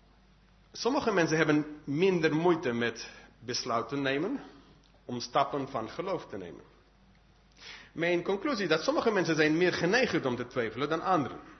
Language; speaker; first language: Dutch; non-native, fluent; English